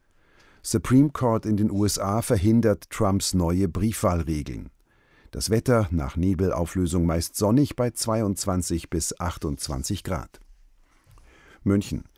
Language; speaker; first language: German; native; German